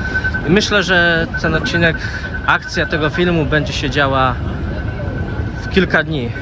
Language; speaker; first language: Polish; native; Polish